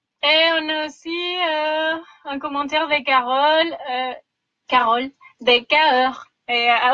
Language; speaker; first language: French; non-native, fluent; Spanish